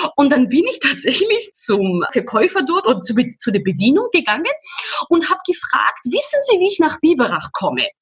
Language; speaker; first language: German; non-native, fluent; Georgian